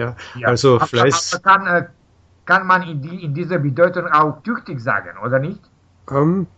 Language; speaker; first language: German; non-native, learner; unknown